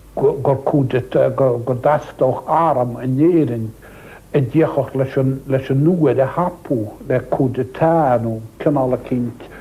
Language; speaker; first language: Irish; native; Irish